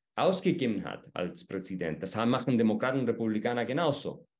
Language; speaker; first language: German; non-native, fluent; Spanish